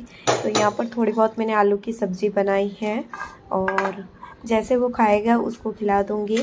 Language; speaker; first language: Hindi; native; Hindi